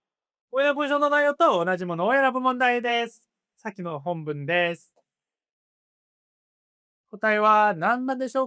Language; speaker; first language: Japanese; non-native, fluent; Korean